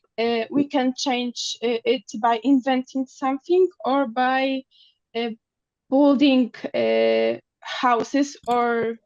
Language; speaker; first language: English; non-native, learner; Polish